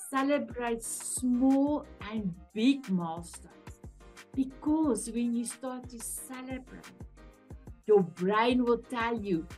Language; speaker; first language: English; non-native, local second language; Afrikaans